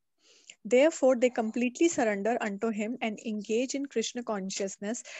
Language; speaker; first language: English; non-native, local second language; Hindi